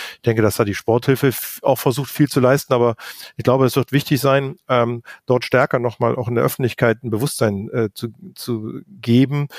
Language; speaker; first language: German; native; German